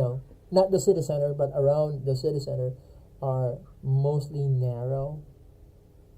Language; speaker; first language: English; non-native, fluent; Filipino